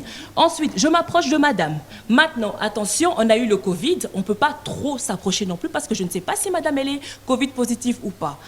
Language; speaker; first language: French; non-native, local second language; Lingala